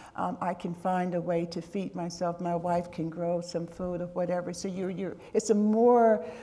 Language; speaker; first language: English; native; English